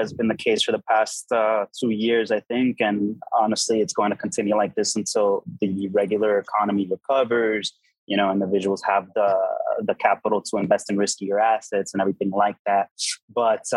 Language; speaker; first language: English; native; English